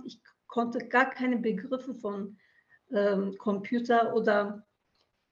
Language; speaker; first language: German; early bilingual, other home language; Turkish